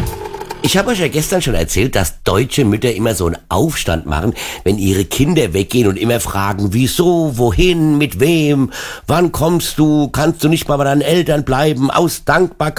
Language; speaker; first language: German; native; German